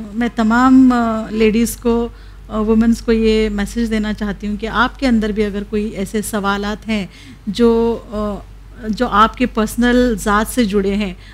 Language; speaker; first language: Hindi; non-native, local second language; Urdu